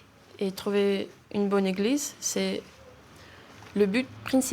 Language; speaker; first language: French; non-native, fluent; Russian